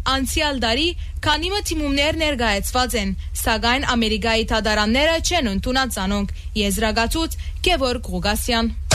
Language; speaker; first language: Armenian; early bilingual, heritage; Armenian